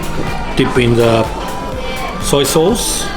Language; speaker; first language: English; non-native, learner; Japanese